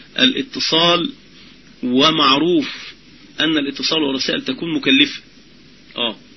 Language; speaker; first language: Arabic; native; Arabic